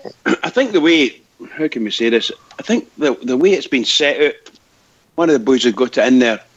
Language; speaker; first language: English; native; English